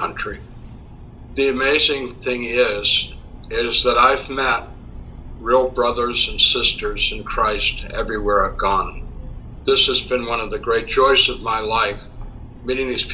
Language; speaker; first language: English; native; English